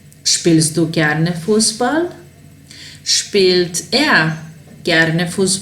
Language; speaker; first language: German; non-native, fluent; Serbian